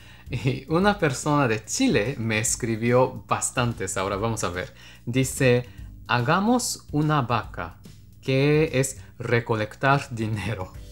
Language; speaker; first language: Spanish; non-native, fluent; Japanese